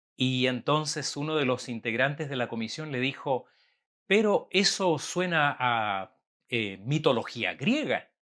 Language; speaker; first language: Spanish; native; Spanish